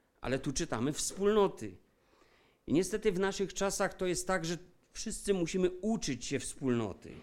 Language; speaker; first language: Polish; native; Polish